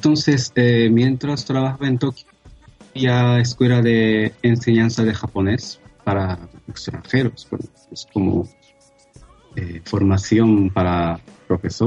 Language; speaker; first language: Spanish; non-native, learner; Japanese